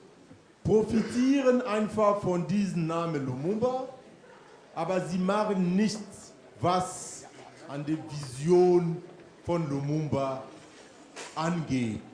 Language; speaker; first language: German; non-native, fluent; French